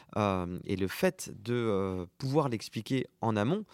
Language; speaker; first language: French; non-native, local second language; Arabic